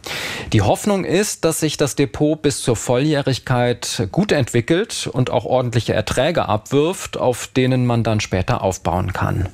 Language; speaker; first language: German; native; German